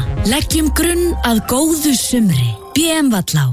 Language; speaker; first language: Icelandic; native; Icelandic